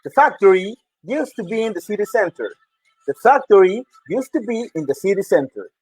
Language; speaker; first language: English; non-native, fluent; Spanish